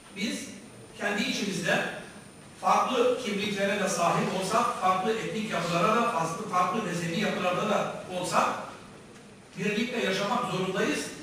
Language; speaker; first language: Turkish; native; Turkish